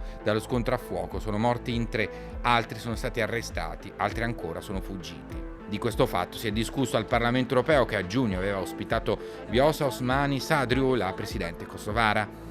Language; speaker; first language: Italian; native; Italian